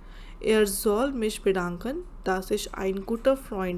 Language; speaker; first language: German; non-native, learner; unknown